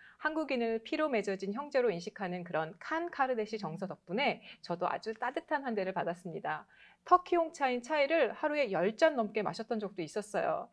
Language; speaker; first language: Korean; native; Korean